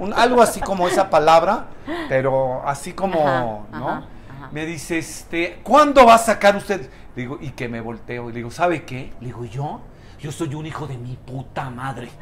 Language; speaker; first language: Spanish; native; Spanish